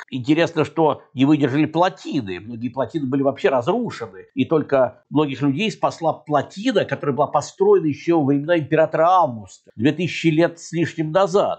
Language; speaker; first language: Russian; native; Russian